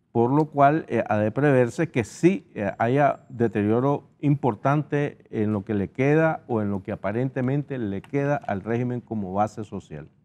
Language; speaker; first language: Spanish; native; Spanish